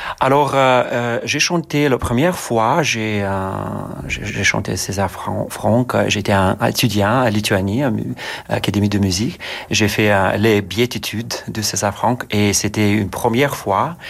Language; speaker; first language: French; non-native, learner; Lithuanian